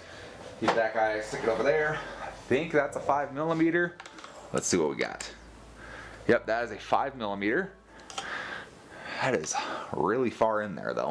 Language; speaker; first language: English; native; English